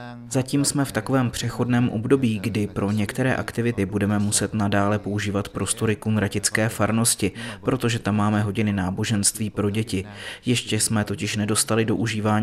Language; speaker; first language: Czech; non-native, fluent; Vietnamese